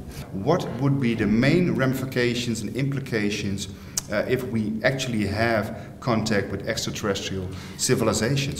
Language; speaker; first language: English; non-native, fluent; Dutch